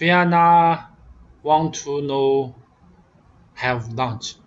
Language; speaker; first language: English; non-native, learner; Vietnamese